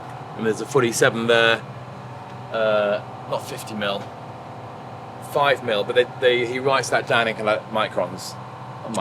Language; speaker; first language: English; native; English